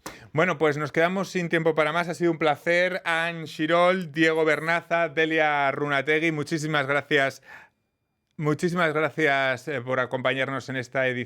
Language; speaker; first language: Spanish; native; Spanish